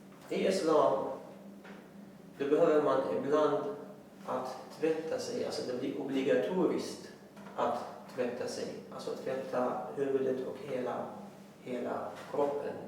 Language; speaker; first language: Swedish; non-native, fluent; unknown